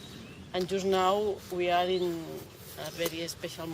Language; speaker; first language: English; non-native, learner; Catalan